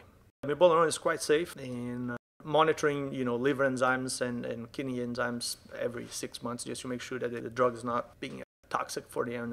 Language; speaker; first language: English; non-native, fluent; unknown